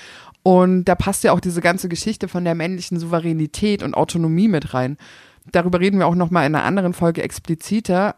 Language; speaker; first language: German; native; German